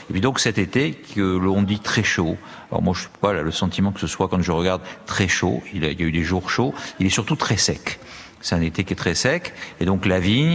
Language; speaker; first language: French; native; French